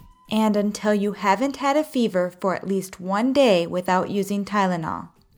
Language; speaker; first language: English; native; English